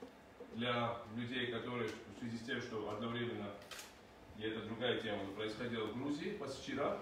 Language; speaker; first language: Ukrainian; non-native, fluent; Georgian